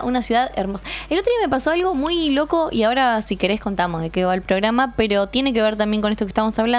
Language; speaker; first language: Spanish; native; Spanish